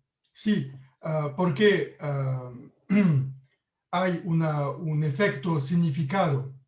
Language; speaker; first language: Spanish; non-native, learner; French